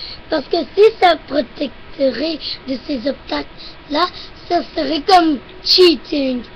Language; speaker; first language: French; non-native, local second language; English